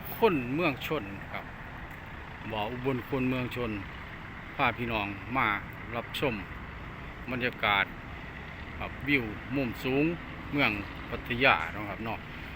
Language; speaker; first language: Thai; non-native, local second language; Northeastern Thai